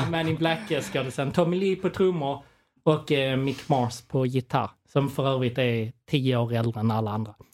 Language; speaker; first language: Swedish; native; Swedish